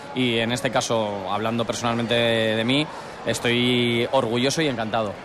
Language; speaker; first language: Spanish; native; Spanish